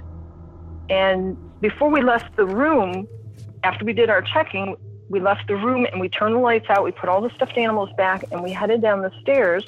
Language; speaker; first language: English; native; English